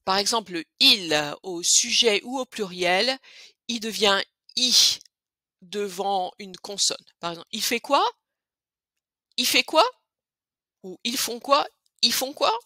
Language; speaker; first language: French; native; French